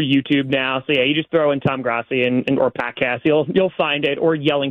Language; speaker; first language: English; native; English